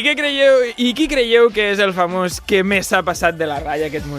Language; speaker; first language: Catalan; native; Catalan